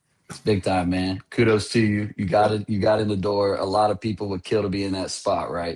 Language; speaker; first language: English; native; English